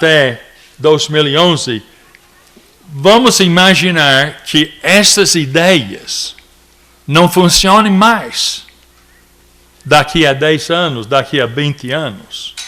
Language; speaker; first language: Portuguese; non-native, fluent; English